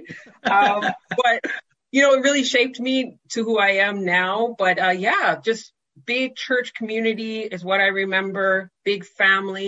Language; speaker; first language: English; native; English